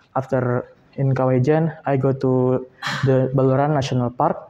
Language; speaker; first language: English; non-native, learner; Indonesian